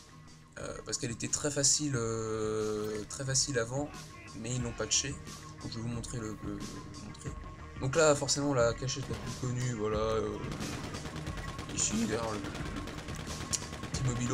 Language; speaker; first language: French; native; French